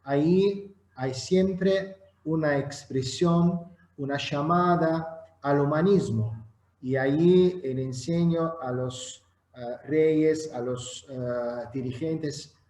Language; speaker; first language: Spanish; non-native, fluent; Azerbaijani